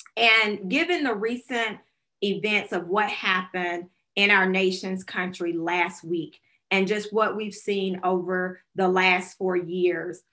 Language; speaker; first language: English; native; English